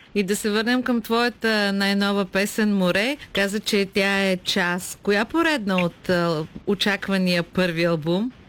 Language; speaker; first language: Bulgarian; native; Bulgarian